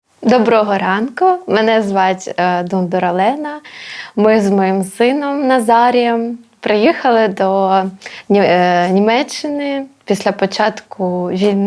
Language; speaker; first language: Ukrainian; non-native, local second language; Russian